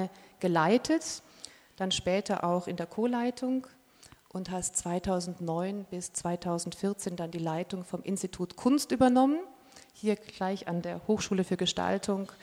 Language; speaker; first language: German; native; German